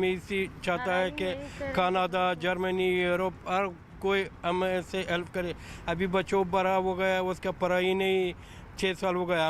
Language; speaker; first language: Hindi; non-native, learner; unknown